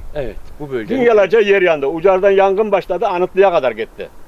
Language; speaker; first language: Turkish; native; Turkish